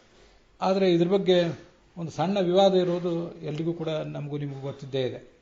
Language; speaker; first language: Kannada; native; Kannada